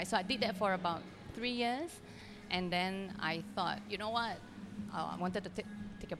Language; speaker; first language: English; non-native, local second language; Cantonese